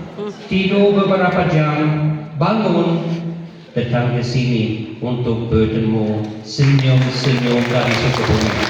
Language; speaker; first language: Indonesian; non-native, fluent; English